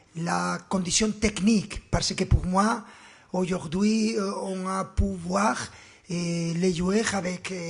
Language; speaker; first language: French; non-native, fluent; Spanish